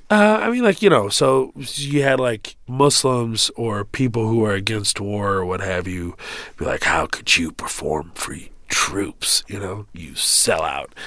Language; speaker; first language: English; early bilingual, other home language; Arabic